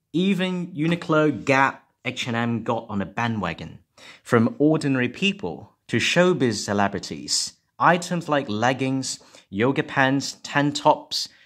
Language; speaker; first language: English; non-native, local second language; Cantonese